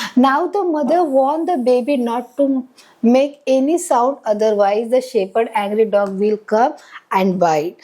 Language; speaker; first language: English; non-native, local second language; Marathi